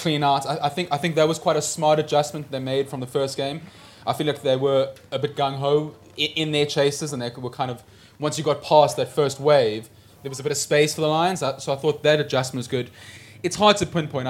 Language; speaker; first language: English; native; English